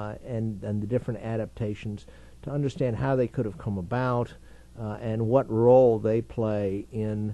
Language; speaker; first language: English; native; English